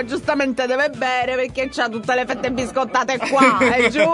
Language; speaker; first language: Italian; native; Italian